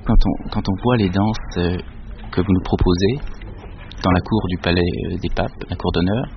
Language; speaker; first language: French; native; French